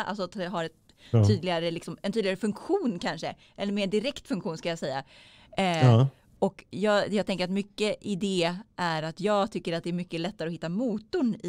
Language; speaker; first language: Swedish; native; Swedish